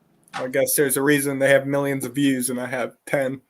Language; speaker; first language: English; native; English